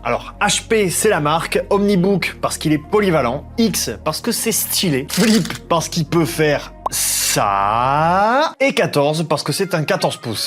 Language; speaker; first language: French; native; French